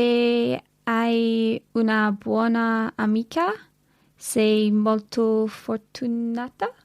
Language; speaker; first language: Italian; non-native, learner; English